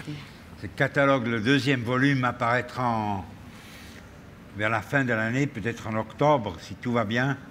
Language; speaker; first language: French; non-native, fluent; German